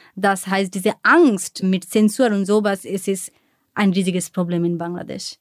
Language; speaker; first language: German; non-native, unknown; Bangla